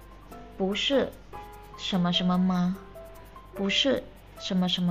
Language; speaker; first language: Chinese; non-native, fluent; Indonesian